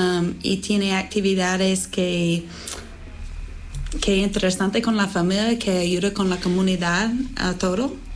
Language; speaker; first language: Spanish; non-native, learner; English